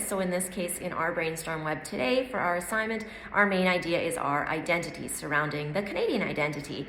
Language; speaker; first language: English; native; English